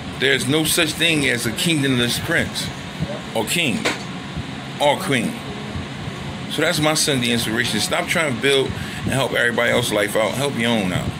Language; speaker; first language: English; native; English